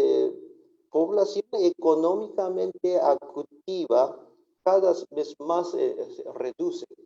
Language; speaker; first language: Spanish; non-native, fluent; Japanese